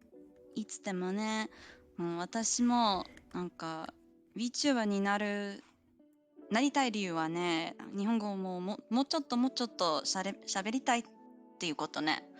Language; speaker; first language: Japanese; non-native, learner; English